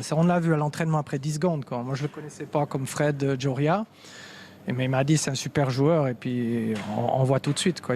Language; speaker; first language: French; native; French